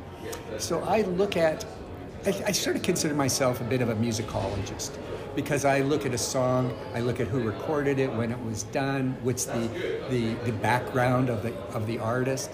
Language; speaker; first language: English; native; English